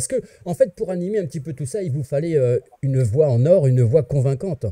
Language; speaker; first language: French; native; French